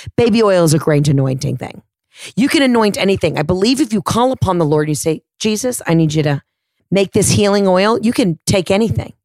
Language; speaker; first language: English; native; English